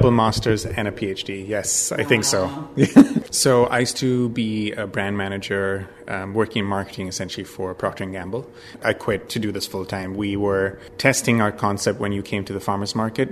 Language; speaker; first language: English; non-native, local second language; Bangla